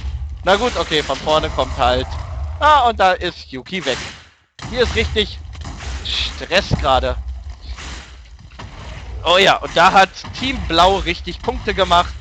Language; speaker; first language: German; native; German